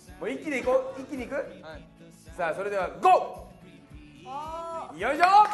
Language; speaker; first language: Japanese; native; Japanese